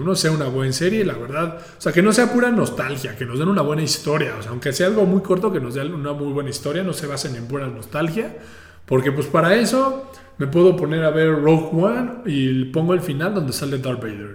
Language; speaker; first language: Spanish; native; Spanish